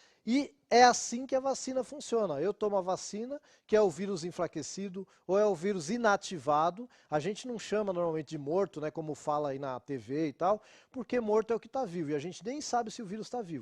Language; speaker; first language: Portuguese; native; Portuguese